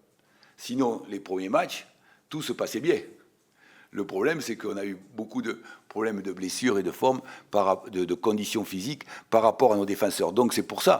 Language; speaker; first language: French; native; French